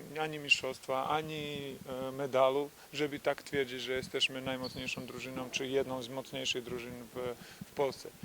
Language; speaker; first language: Polish; non-native, fluent; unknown